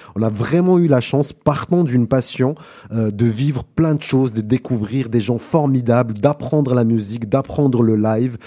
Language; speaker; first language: French; non-native, local second language; Russian